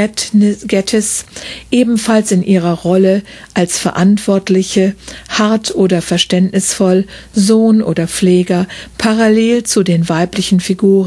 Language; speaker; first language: German; native; German